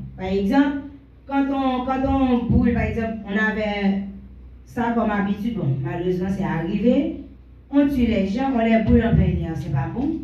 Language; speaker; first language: French; non-native, local second language; Haitian Creole